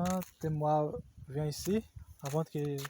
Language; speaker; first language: French; non-native, learner; Portuguese